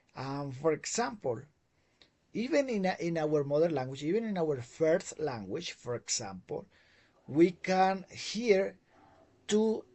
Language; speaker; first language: English; non-native, fluent; Spanish